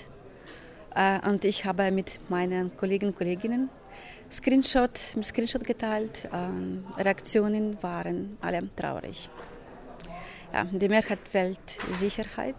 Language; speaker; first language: German; non-native, fluent; Ukrainian